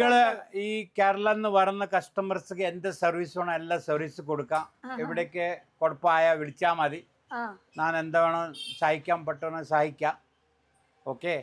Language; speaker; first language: Malayalam; non-native, local second language; Hindi